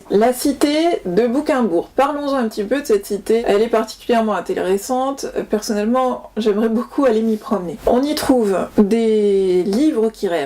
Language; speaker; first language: French; native; French